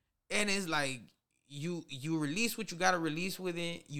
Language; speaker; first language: English; early bilingual, other home language; Spanish